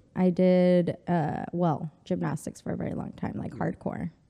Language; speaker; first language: English; early bilingual, other home language; Spanish